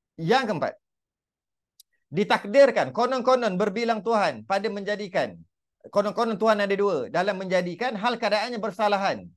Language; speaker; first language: Malay; native; Malay